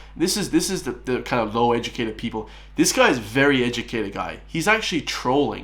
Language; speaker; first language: English; native; English